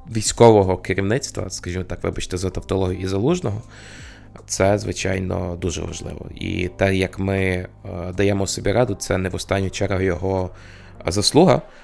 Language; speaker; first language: Ukrainian; native; Ukrainian